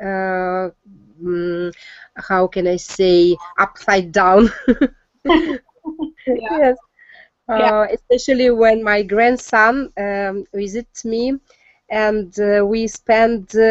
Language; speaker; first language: English; non-native, learner; Russian